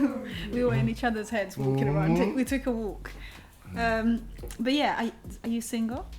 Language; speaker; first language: English; native; English